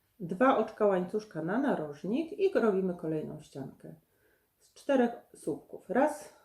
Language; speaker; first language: Polish; native; Polish